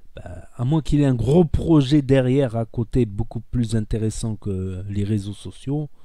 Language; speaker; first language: French; native; French